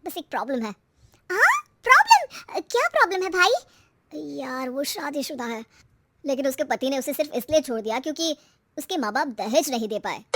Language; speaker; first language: Hindi; native; Hindi